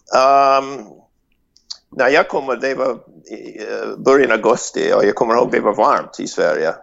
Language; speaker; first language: Swedish; non-native, fluent; English